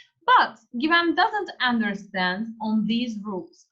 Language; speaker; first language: English; non-native, fluent; Turkish